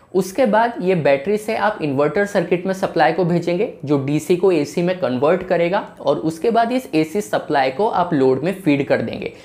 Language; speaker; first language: Hindi; native; Hindi